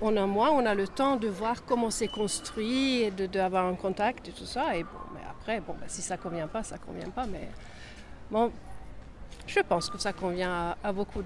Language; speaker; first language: French; non-native, fluent; Swedish